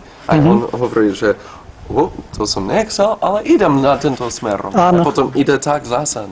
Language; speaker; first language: Slovak; non-native, learner; English